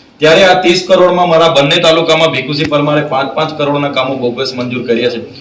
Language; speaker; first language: Gujarati; non-native, local second language; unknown